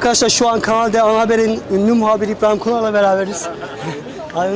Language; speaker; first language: Turkish; native; Turkish